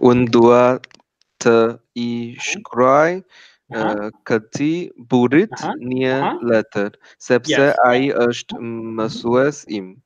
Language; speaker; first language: Albanian; non-native, learner; Chinese